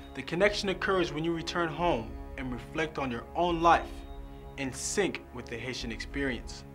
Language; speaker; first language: English; native; English